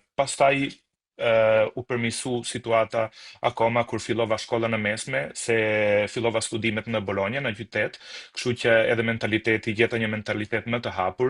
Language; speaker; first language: Albanian; early bilingual, heritage; Albanian